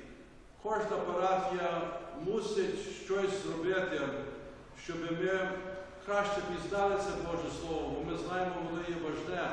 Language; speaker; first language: Ukrainian; early bilingual, heritage; Ukrainian